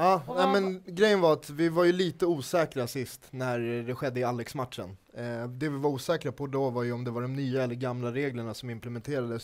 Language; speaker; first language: Swedish; native; Swedish